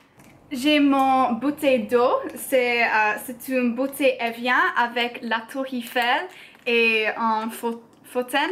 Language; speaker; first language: French; non-native, learner; English